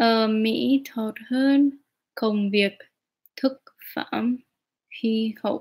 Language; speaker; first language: Vietnamese; non-native, learner; English